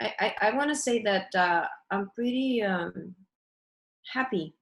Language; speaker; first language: English; early bilingual, other home language; Russian